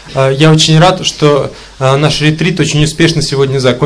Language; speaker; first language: Russian; native; Russian